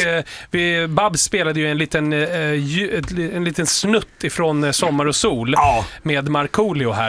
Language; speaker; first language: Swedish; native; Swedish